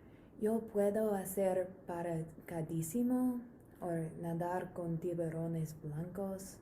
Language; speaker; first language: Spanish; non-native, learner; English